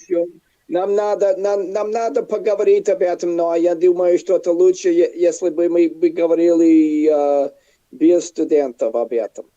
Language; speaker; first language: Russian; non-native, fluent; English